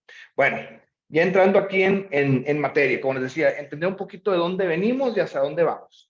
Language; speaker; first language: Spanish; native; Spanish